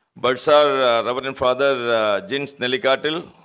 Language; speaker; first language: English; non-native, local second language; Malayalam